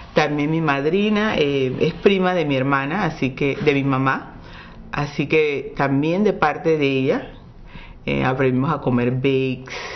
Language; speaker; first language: Spanish; non-native, local second language; English